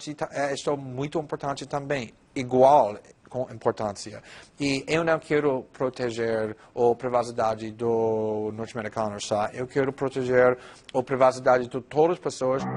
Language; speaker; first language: Portuguese; non-native, fluent; English